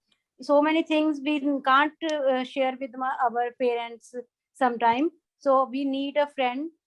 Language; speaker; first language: English; non-native, learner; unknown